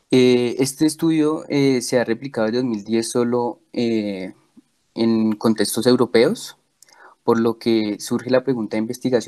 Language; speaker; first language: Spanish; native; Spanish